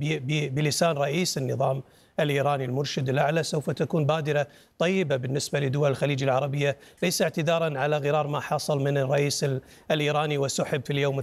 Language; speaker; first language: Arabic; native; Arabic